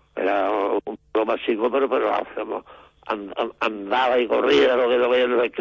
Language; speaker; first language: Spanish; native; Spanish